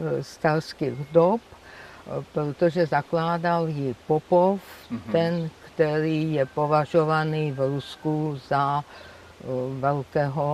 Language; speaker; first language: Czech; non-native, fluent; Georgian